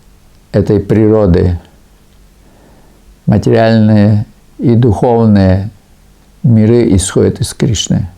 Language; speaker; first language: Russian; native; Russian